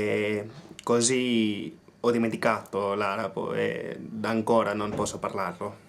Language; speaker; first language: Italian; non-native, fluent; English